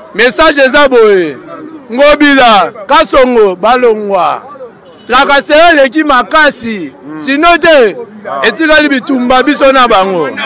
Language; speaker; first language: Lingala; native; Lingala